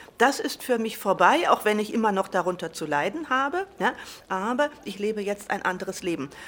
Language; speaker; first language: German; native; German